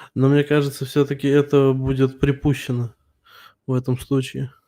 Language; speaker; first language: Russian; native; Russian